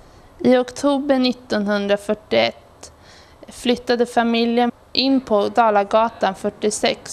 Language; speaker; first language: Swedish; native; Swedish